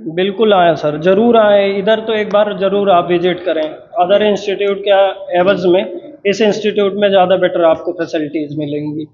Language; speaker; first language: Hindi; native; Hindi